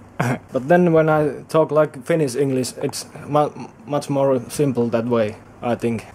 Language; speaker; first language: English; non-native, fluent; Finnish